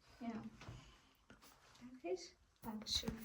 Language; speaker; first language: German; non-native, learner; Malayalam